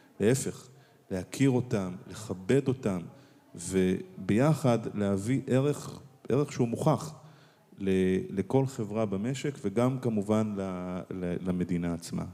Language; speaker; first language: Hebrew; native; Hebrew